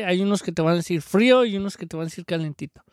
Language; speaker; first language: Spanish; early bilingual, heritage; Spanish